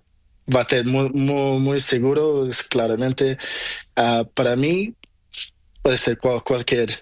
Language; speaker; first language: Spanish; non-native, learner; Portuguese